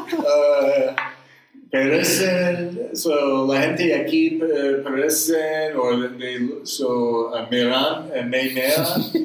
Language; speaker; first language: Spanish; non-native, learner; English